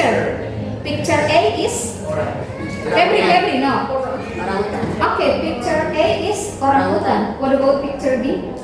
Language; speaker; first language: English; non-native, learner; Indonesian